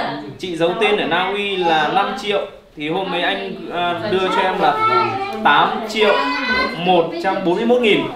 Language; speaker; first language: Vietnamese; native; Vietnamese